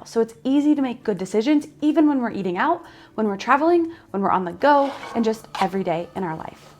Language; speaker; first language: English; native; English